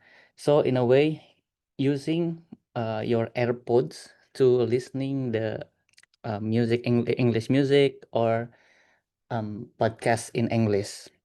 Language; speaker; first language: English; non-native, learner; Indonesian